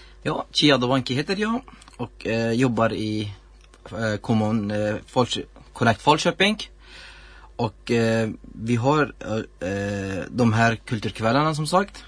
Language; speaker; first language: Swedish; non-native, learner; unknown